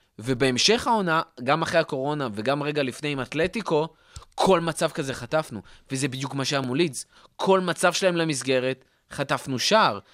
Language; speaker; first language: Hebrew; native; Hebrew